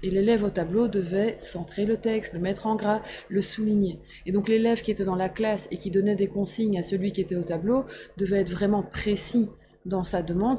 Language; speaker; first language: French; native; French